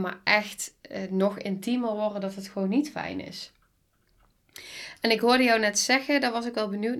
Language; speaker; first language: Dutch; native; Dutch